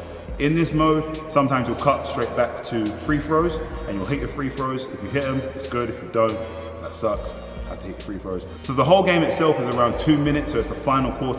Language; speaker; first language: English; native; English